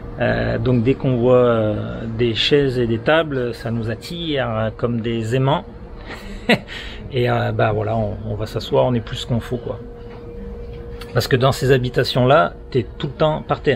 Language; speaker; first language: French; native; French